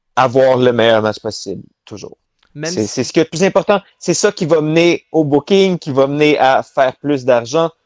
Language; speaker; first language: French; native; French